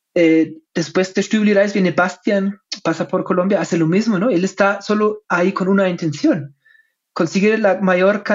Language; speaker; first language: Spanish; non-native, fluent; German